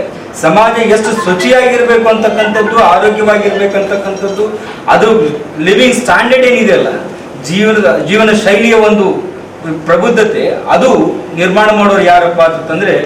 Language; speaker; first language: Kannada; native; Kannada